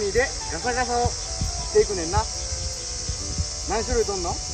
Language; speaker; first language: Japanese; native; Japanese